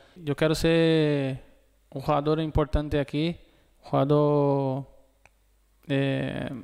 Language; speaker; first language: Spanish; non-native, learner; Portuguese